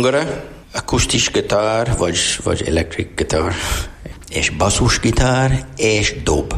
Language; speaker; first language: Hungarian; non-native, learner; English